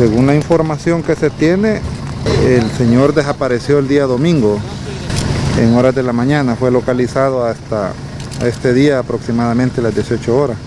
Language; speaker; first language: Spanish; native; Spanish